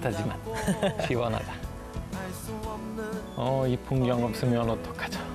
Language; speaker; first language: Korean; non-native, fluent; Spanish